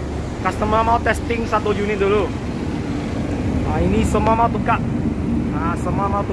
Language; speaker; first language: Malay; non-native, local second language; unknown